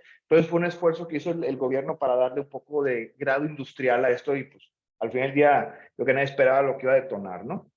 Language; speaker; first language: Spanish; native; Spanish